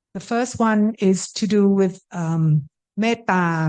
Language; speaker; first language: English; non-native, fluent; Thai